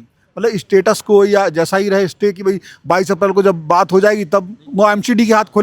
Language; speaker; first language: Hindi; native; Hindi